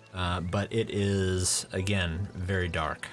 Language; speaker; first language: English; native; English